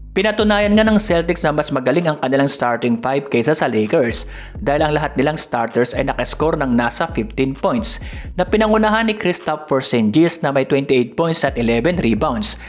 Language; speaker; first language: Filipino; native; Filipino